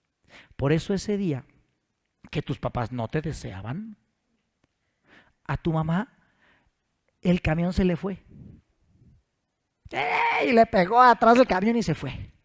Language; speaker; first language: Spanish; native; Spanish